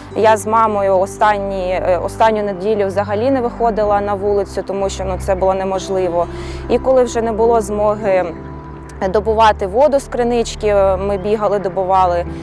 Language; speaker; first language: Ukrainian; native; Ukrainian